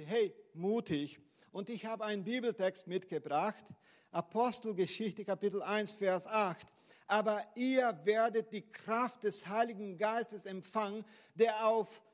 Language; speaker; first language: German; non-native, fluent; Portuguese